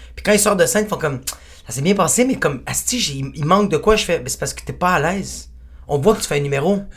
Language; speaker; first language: French; native; French